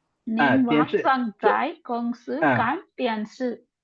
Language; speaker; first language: Chinese; non-native, learner; Tamil